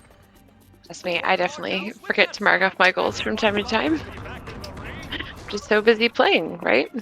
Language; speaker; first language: English; native; English